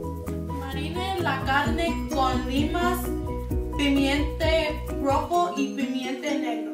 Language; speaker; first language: Spanish; non-native, learner; English